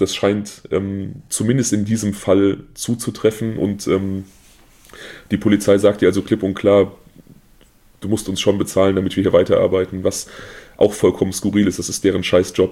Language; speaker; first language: German; native; German